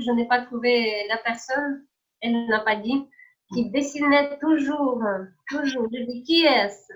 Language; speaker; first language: French; non-native, fluent; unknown